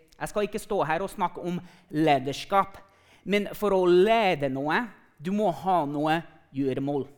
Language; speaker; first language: Norwegian; non-native, fluent; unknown